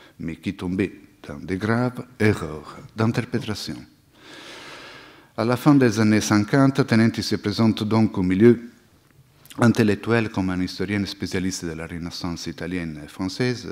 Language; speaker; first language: French; non-native, fluent; Italian